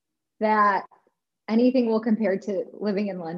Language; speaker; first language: English; native; English